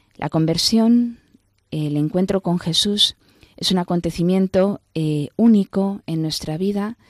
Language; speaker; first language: Spanish; native; Spanish